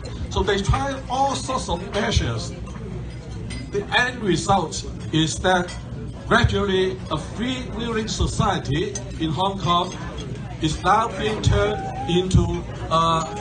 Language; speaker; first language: English; non-native, local second language; Cantonese